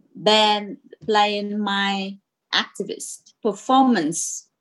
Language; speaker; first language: English; non-native, learner; Vietnamese